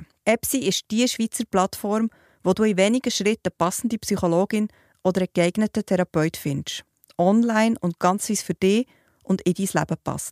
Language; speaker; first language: German; native; German